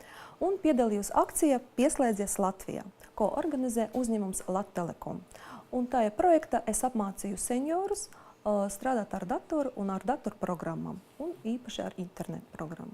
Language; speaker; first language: Latvian; non-native, local second language; Russian